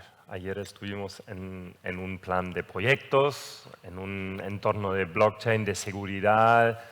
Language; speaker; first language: Spanish; non-native, fluent; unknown